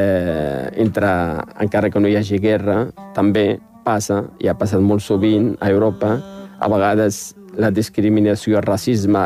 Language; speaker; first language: Catalan; non-native, fluent; Riffian